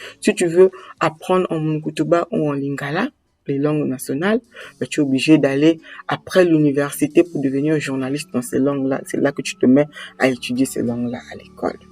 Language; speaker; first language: French; native; French